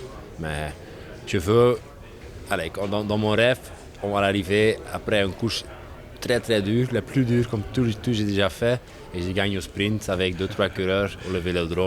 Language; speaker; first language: French; non-native, learner; Dutch